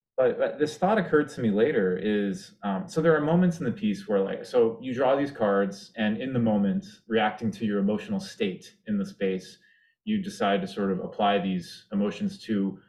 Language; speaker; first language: English; native; English